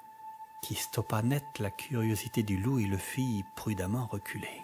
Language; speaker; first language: French; native; French